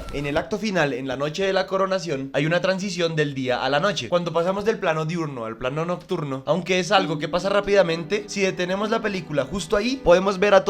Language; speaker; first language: Spanish; native; Spanish